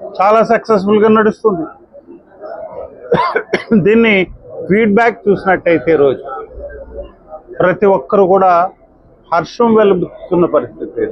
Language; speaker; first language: Telugu; native; Telugu